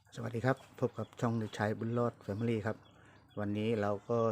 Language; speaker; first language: Thai; native; Thai